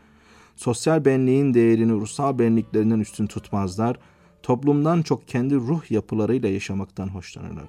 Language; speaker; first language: Turkish; native; Turkish